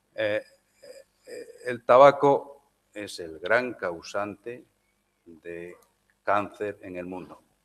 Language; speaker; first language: Spanish; non-native, local second language; Galician